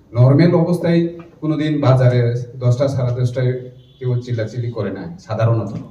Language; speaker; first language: Bangla; non-native, local second language; Kok Borok